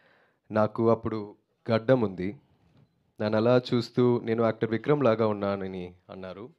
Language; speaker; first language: Telugu; non-native, learner; Tamil